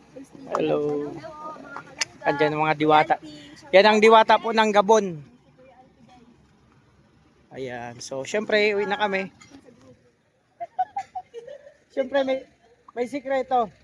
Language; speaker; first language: Filipino; non-native, local second language; Cebuano